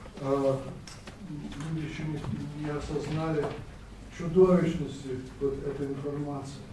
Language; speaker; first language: Russian; native; Russian